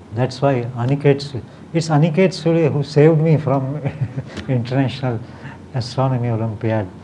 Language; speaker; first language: English; non-native, local second language; Marathi